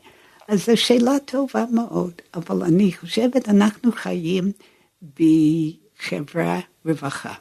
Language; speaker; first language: Hebrew; non-native, fluent; English